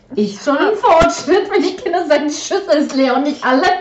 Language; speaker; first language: German; early bilingual, other home language; Polish